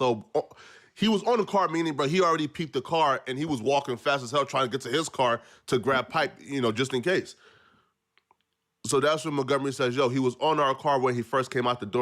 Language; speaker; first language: English; native; English